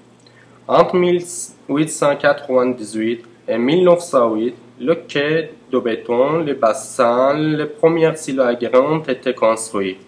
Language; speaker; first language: French; non-native, learner; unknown